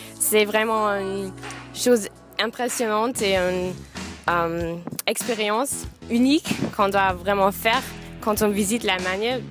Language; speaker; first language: French; non-native, learner; German